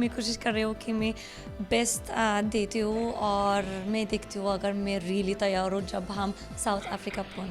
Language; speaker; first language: Hindi; non-native, learner; Arabic